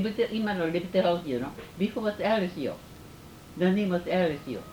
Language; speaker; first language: English; early bilingual, other home language; Japanese